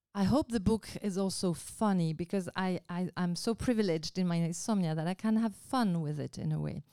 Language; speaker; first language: English; non-native, fluent; French